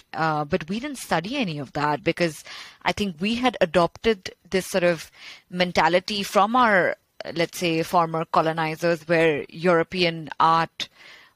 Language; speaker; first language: English; non-native, local second language; Bangla